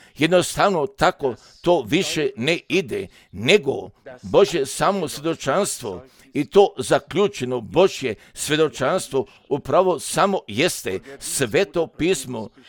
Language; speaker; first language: Croatian; early bilingual, heritage; Serbian